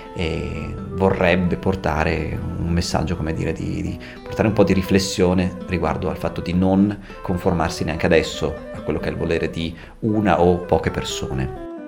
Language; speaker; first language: Italian; non-native, local second language; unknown